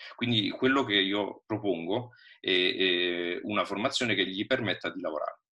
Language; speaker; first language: Italian; native; Italian